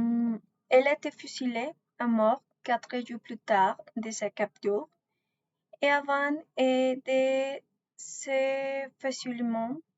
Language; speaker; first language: French; non-native, learner; Spanish